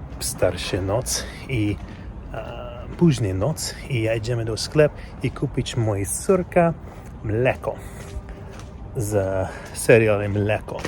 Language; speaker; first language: Polish; non-native, learner; English